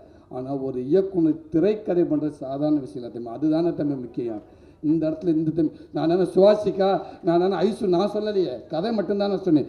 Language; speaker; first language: Tamil; native; Tamil